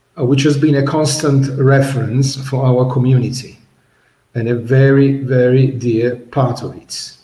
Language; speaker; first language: English; non-native, fluent; Italian